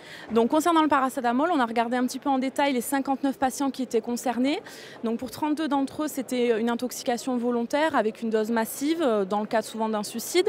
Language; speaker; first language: French; native; French